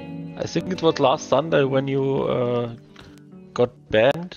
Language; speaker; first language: English; non-native, fluent; German